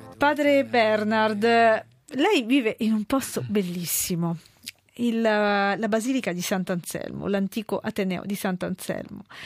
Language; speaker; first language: Italian; native; Italian